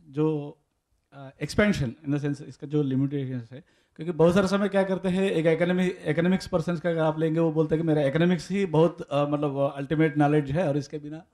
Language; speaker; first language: Hindi; non-native, local second language; Telugu